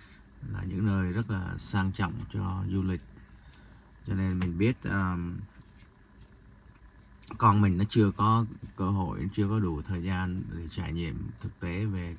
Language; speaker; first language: Vietnamese; early bilingual, heritage; Vietnamese